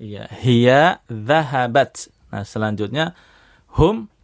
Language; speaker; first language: Indonesian; native; Indonesian